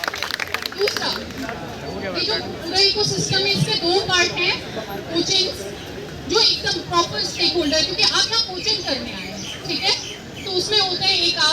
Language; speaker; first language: Hindi; native; Hindi